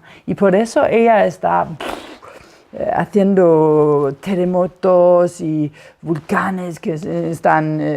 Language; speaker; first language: Spanish; non-native, fluent; Danish